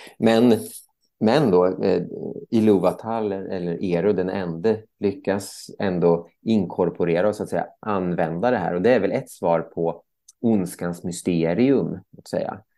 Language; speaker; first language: Swedish; native; Swedish